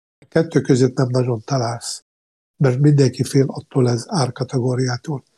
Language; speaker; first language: Hungarian; non-native, fluent; Arabic